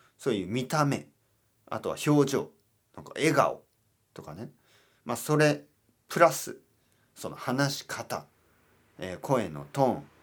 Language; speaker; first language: Japanese; native; Japanese